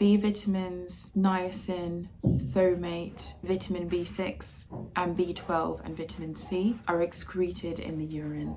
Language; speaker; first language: English; native; English